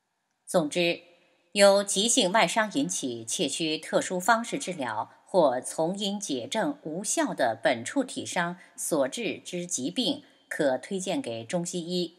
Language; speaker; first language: Chinese; native; Chinese